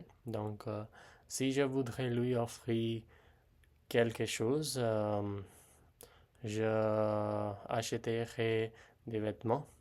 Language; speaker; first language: French; non-native, learner; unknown